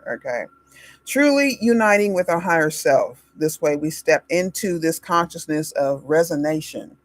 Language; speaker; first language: English; native; English